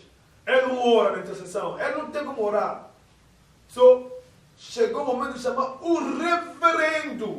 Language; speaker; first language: Portuguese; non-native, fluent; Lingala